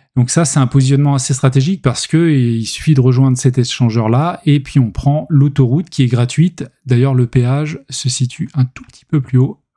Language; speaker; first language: French; native; French